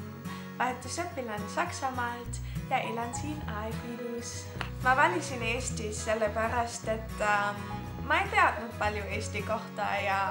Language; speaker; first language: Estonian; non-native, learner; German